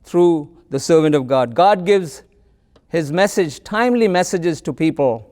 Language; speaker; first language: English; non-native, local second language; Malayalam